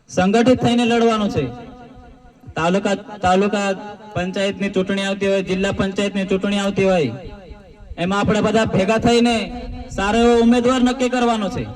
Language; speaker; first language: Gujarati; non-native, local second language; Rathawi